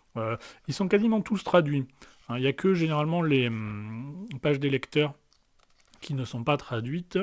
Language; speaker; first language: French; native; French